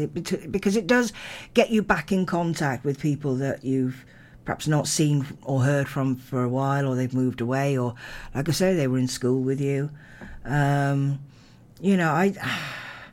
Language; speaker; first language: English; native; English